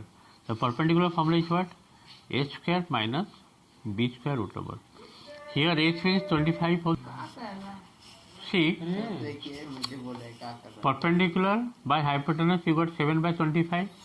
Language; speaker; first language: English; non-native, local second language; Bangla